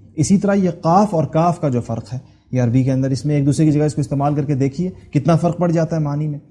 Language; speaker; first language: Urdu; non-native, local second language; Pashto